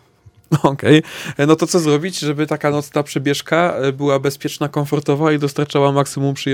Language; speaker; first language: Polish; native; Polish